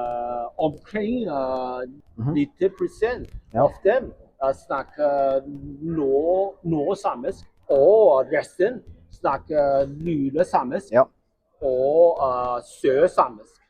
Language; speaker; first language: Norwegian; non-native, learner; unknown